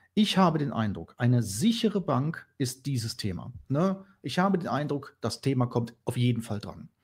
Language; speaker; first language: German; native; German